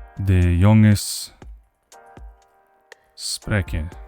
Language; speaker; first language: Dutch; non-native, learner; English